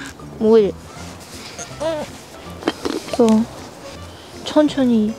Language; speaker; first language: Korean; non-native, learner; German